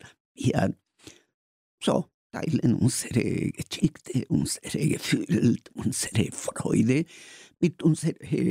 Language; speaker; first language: German; non-native, learner; Spanish